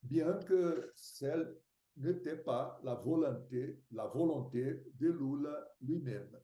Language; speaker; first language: French; non-native, fluent; Portuguese